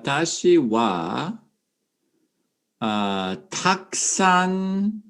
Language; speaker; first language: Japanese; non-native, learner; English